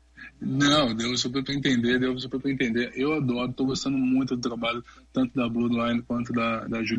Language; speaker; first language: Portuguese; native; Portuguese